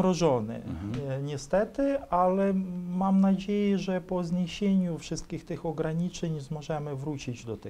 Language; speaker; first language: Polish; non-native, fluent; Ukrainian